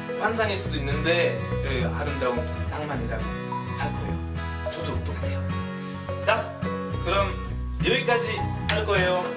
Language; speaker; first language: Korean; non-native, fluent; French